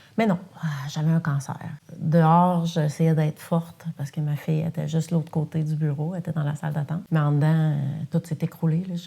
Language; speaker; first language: French; non-native, local second language; English